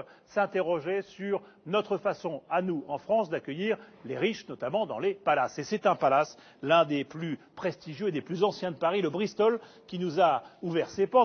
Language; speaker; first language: French; native; French